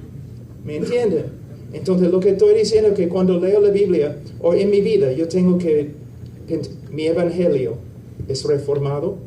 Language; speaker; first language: Spanish; non-native, fluent; English